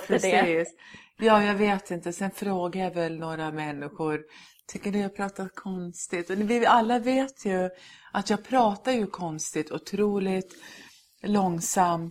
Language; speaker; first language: Swedish; early bilingual, other home language; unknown